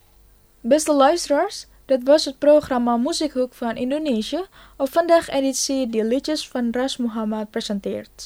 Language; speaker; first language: Dutch; non-native, fluent; Indonesian